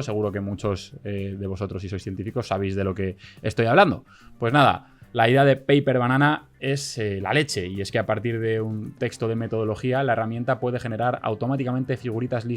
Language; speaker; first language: Spanish; native; Spanish